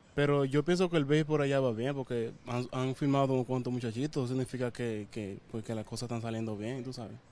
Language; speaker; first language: Spanish; native; Spanish